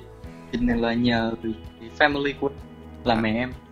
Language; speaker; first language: Vietnamese; early bilingual, heritage; Vietnamese